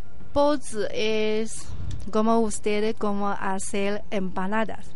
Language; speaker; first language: Spanish; non-native, learner; Chinese